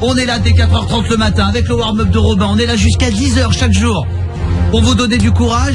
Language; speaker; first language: French; native; French